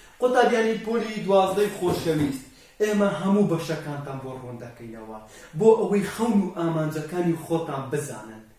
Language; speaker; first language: Central Kurdish; non-native, local second language; Kurdish